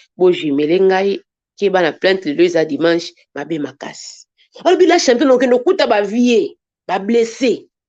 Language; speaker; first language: Lingala; native; Lingala